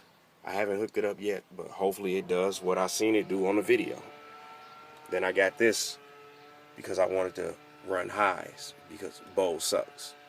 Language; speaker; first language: English; native; English